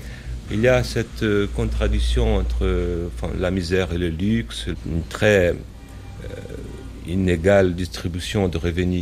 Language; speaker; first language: French; non-native, fluent; Portuguese